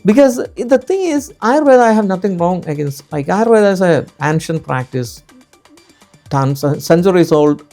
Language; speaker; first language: English; non-native, local second language; Malayalam